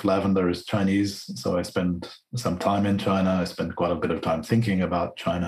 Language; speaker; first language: English; native; English